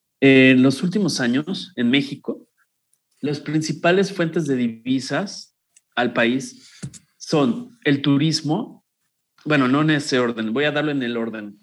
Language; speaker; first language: Spanish; native; Spanish